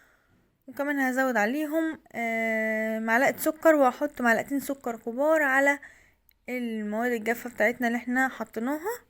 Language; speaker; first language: Arabic; native; Arabic